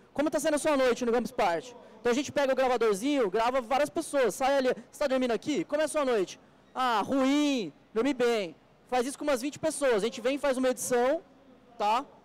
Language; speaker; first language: Portuguese; native; Portuguese